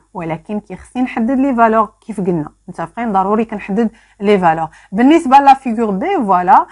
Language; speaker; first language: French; non-native, local second language; Arabic